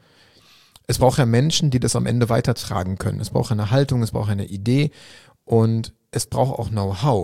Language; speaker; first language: German; native; German